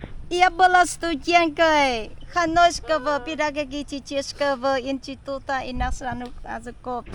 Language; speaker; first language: Russian; non-native, learner; Vietnamese